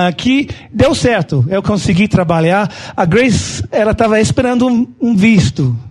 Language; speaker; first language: Portuguese; non-native, fluent; English